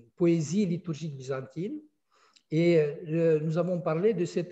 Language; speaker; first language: French; non-native, fluent; Russian